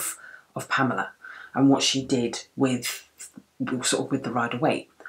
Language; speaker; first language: English; native; English